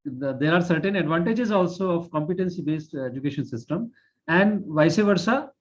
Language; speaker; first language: English; non-native, local second language; Hindi